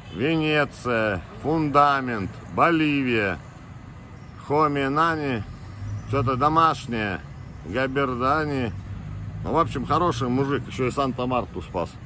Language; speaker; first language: Russian; native; Russian